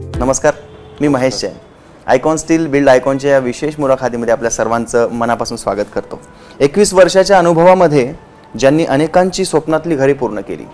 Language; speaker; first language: Marathi; native; Marathi